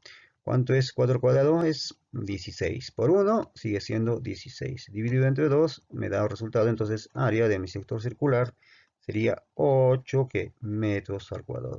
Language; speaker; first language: Spanish; native; Spanish